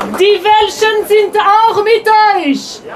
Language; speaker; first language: German; non-native, local second language; French